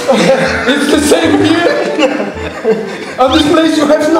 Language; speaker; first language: English; non-native, fluent; German